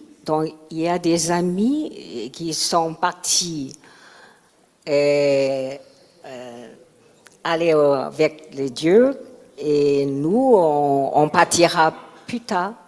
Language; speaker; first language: French; non-native, learner; Chinese